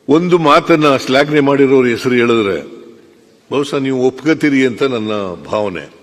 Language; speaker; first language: Kannada; native; Kannada